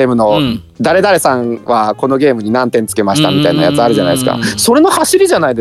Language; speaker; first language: Japanese; native; Japanese